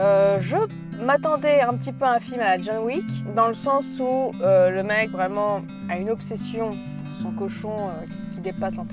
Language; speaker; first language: French; native; French